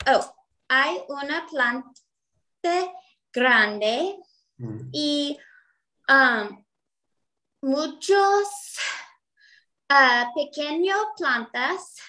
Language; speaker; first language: Spanish; non-native, learner; English